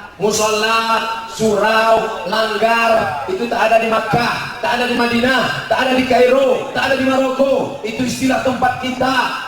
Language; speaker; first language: Indonesian; native; Indonesian